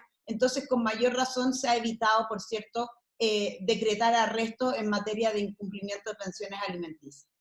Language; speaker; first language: Spanish; native; Spanish